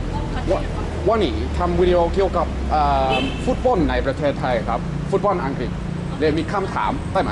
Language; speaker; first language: Thai; non-native, learner; English